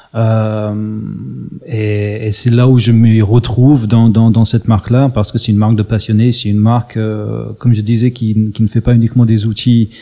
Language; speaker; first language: French; early bilingual, other home language; English